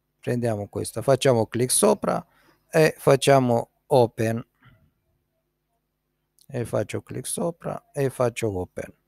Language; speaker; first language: Italian; non-native, learner; Romanian